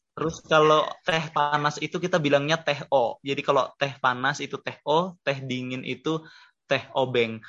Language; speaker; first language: Indonesian; native; Indonesian